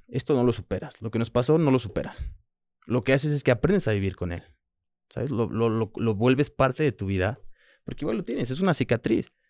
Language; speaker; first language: Spanish; early bilingual, other home language; French